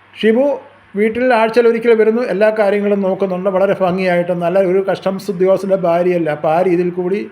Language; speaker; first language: Malayalam; native; Malayalam